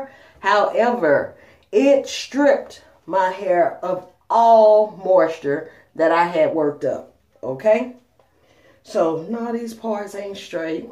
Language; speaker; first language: English; native; English